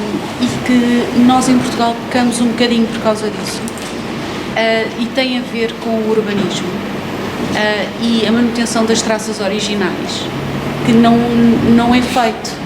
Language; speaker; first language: Portuguese; native; Portuguese